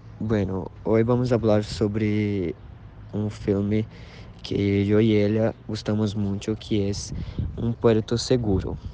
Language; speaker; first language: Spanish; non-native, learner; Portuguese